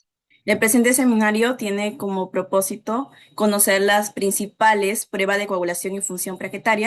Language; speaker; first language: Spanish; native; Spanish